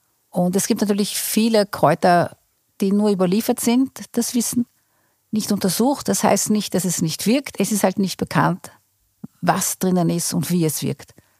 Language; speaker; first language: German; non-native, fluent; Portuguese